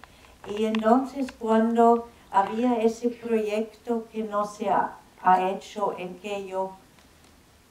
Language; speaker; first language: Spanish; non-native, fluent; German